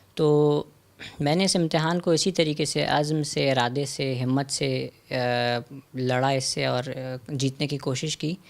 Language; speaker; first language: Urdu; native; Urdu